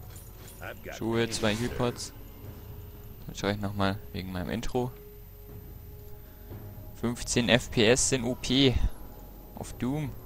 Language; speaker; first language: German; native; German